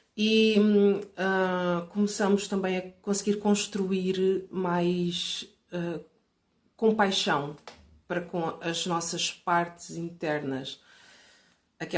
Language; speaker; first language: Portuguese; native; Portuguese